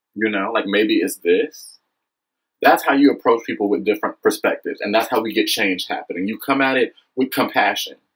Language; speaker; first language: English; native; English